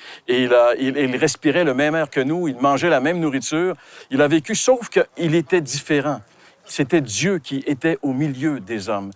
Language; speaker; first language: French; native; French